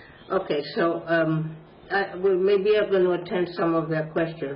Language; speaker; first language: English; non-native, fluent; Spanish